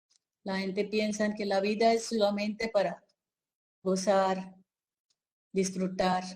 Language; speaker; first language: Spanish; non-native, fluent; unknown